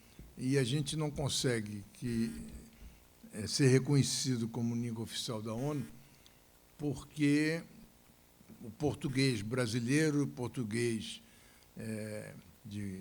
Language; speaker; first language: Portuguese; native; Portuguese